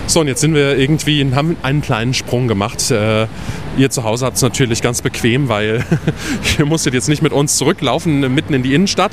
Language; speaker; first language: German; native; German